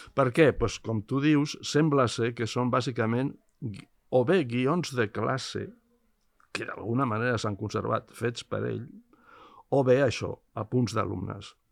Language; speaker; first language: Catalan; non-native, local second language; Spanish